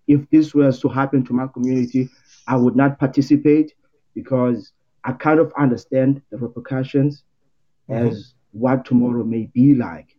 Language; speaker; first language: English; non-native, local second language; Xhosa